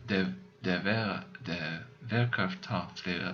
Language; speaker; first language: Swedish; non-native, learner; Dutch